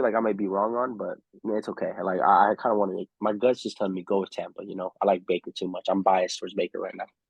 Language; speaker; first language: English; native; English